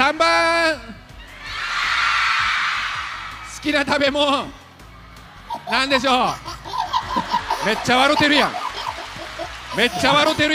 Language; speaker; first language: Japanese; native; Japanese